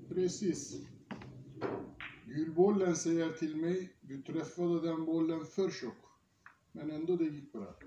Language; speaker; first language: Swedish; non-native, fluent; Turkish